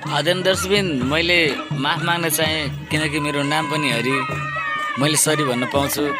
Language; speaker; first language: Nepali; native; Nepali